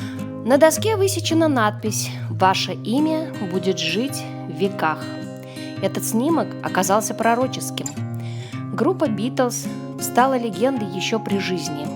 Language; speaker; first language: Russian; native; Russian